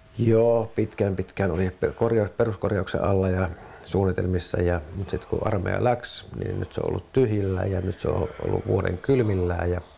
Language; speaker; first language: Finnish; native; Finnish